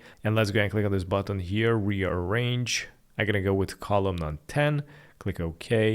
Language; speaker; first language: English; non-native, fluent; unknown